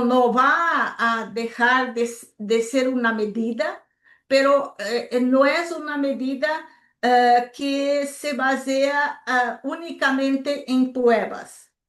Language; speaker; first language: Spanish; non-native, local second language; Portuguese